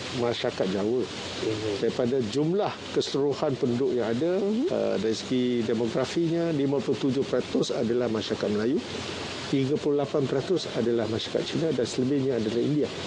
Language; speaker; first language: Malay; non-native, local second language; Chinese